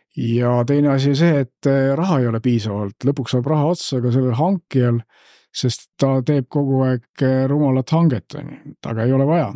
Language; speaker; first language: Estonian; native; Estonian